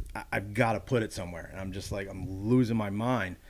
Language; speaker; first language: English; native; English